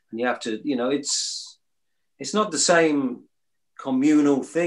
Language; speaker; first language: English; native; English